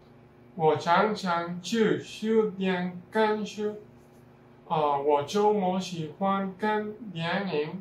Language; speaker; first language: Chinese; non-native, learner; Spanish